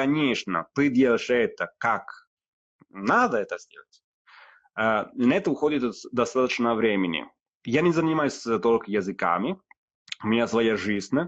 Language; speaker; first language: Russian; non-native, fluent; Italian